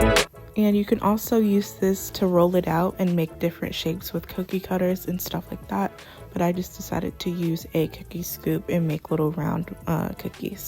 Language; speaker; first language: English; native; English